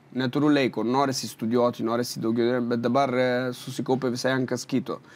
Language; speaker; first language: Lithuanian; non-native, fluent; Italian